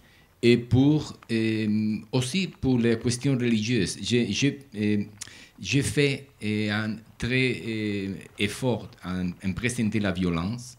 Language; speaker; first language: French; non-native, learner; Spanish